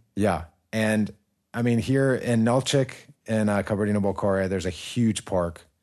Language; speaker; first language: English; native; English